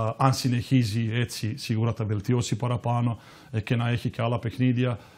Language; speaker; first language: Greek; non-native, fluent; Serbian